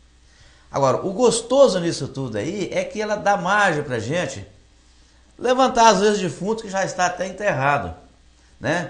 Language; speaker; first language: Portuguese; native; Portuguese